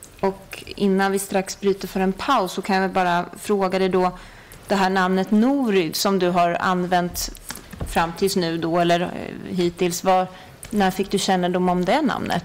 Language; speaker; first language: Swedish; native; Swedish